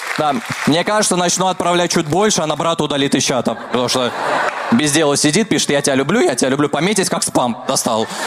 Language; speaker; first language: Russian; early bilingual, other home language; Armenian